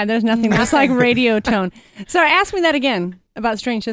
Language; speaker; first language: English; native; English